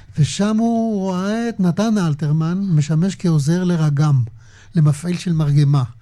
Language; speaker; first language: Hebrew; native; Hebrew